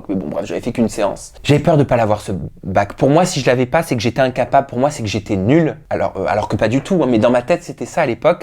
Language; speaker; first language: French; native; French